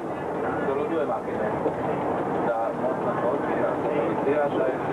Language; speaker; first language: Italian; non-native, learner; Slovenian